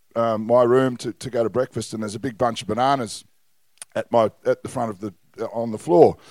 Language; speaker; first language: English; native; English